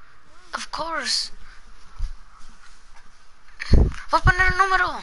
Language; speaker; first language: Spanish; early bilingual, heritage; Spanish